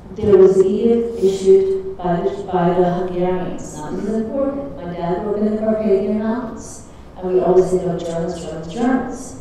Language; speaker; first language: English; early bilingual, other home language; Czech